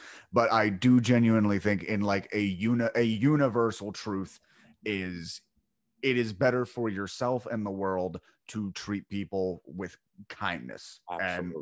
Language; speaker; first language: English; native; English